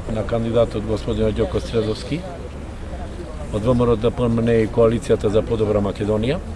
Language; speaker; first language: Macedonian; non-native, local second language; Turkish